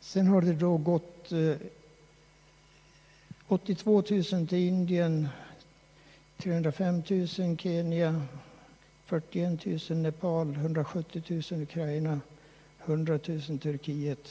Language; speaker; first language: Swedish; native; Swedish